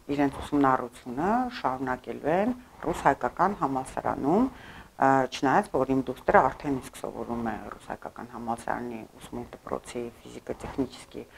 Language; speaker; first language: Armenian; early bilingual, heritage; Armenian